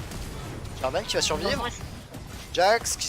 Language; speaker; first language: French; native; French